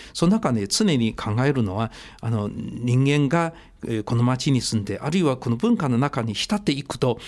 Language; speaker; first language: Japanese; non-native, fluent; Chinese